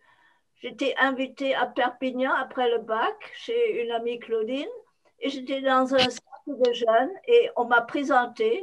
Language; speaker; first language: French; non-native, fluent; German